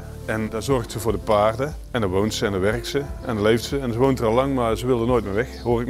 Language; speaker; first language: Dutch; native; Dutch